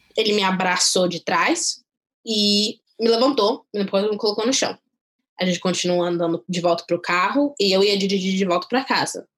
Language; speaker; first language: Portuguese; non-native, fluent; English